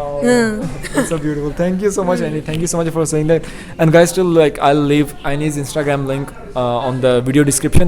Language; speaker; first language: English; non-native, local second language; Urdu